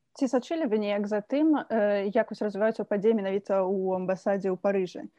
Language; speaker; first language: Belarusian; native; Belarusian